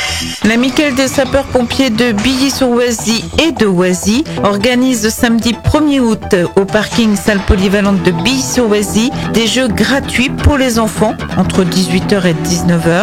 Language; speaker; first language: French; native; French